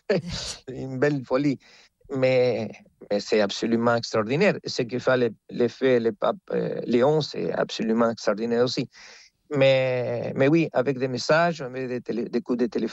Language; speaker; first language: French; non-native, fluent; Spanish